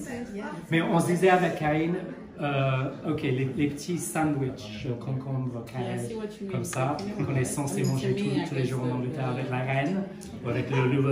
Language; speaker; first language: French; non-native, fluent; English